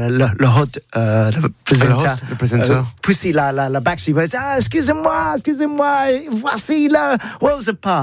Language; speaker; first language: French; non-native, learner; English